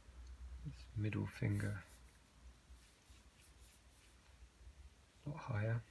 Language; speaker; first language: English; native; English